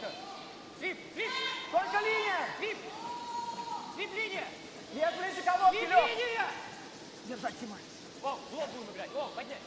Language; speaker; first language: Russian; native; Russian